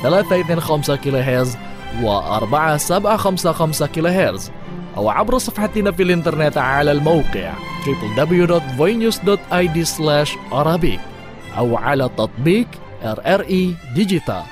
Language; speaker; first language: Arabic; non-native, fluent; Indonesian